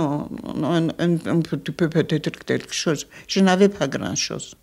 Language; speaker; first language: French; non-native, fluent; Armenian